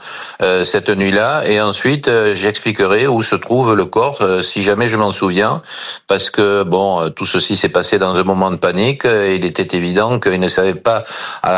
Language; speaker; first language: French; native; French